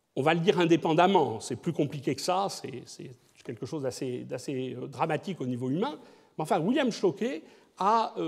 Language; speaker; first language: French; native; French